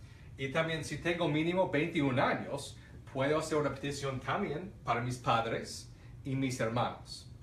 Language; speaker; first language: Spanish; non-native, fluent; English